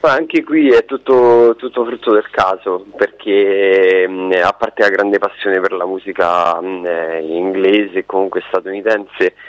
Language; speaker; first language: Italian; native; Italian